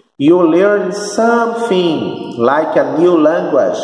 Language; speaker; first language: English; non-native, fluent; Portuguese